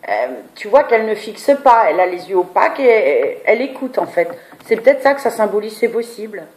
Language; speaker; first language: French; native; French